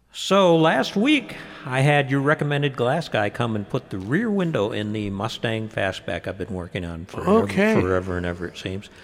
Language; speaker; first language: English; native; English